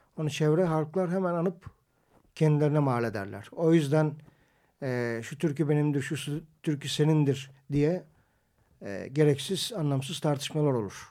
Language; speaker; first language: Turkish; native; Turkish